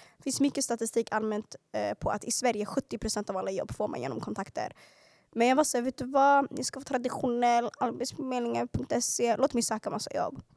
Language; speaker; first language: Swedish; early bilingual, other home language; Arabic